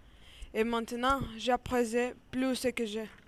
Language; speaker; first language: French; non-native, learner; Spanish